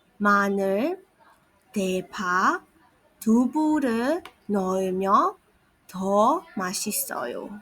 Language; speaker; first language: Korean; non-native, fluent; Burmese